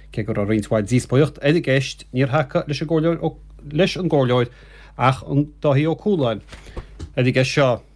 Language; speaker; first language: Irish; native; Irish